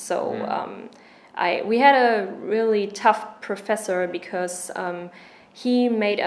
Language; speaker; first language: English; non-native, fluent; German